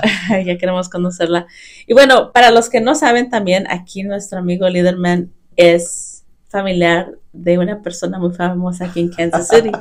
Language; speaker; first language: Spanish; early bilingual, heritage; Spanish